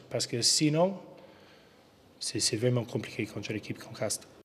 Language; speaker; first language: French; non-native, learner; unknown